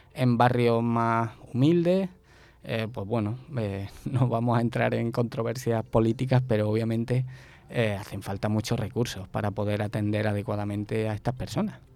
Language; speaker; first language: Spanish; native; Spanish